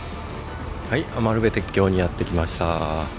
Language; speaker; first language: Japanese; native; Japanese